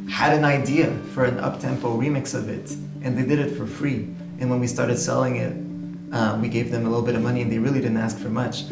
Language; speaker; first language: English; native; English